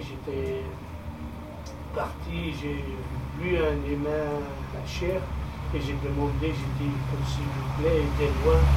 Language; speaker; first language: French; non-native, fluent; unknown